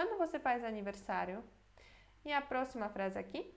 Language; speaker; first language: Portuguese; non-native, fluent; Polish